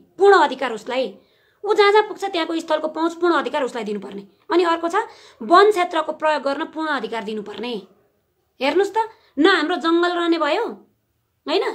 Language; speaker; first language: Nepali; native; Nepali